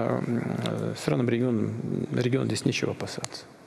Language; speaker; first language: Russian; native; Russian